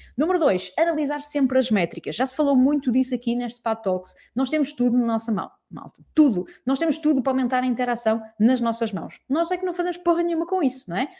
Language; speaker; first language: Portuguese; native; Portuguese